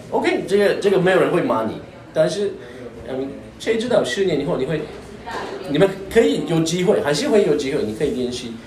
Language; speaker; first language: Chinese; non-native, fluent; Turkish